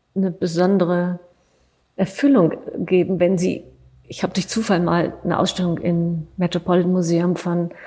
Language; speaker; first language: German; native; German